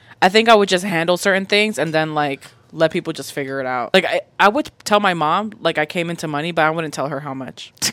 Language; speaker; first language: English; native; English